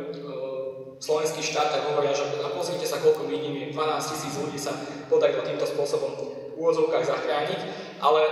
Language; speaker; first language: Slovak; native; Slovak